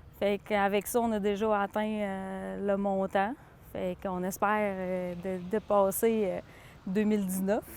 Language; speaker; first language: French; native; French